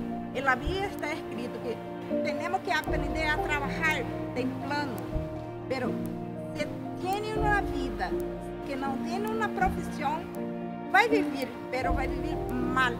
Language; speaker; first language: Spanish; non-native, learner; Portuguese